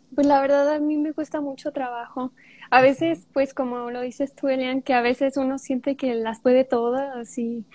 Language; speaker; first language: Spanish; native; Spanish